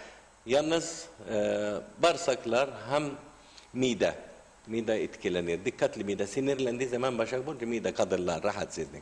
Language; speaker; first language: Turkish; non-native, learner; Arabic